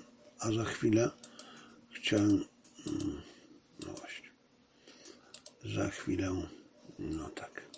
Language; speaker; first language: Polish; native; Polish